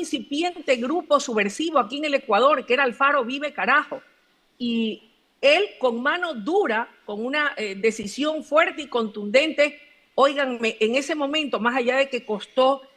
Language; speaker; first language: Spanish; native; Spanish